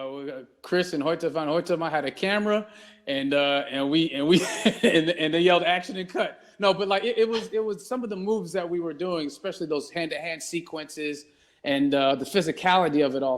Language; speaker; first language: English; native; English